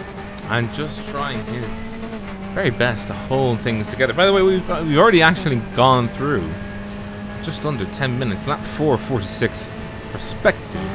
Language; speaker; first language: English; native; English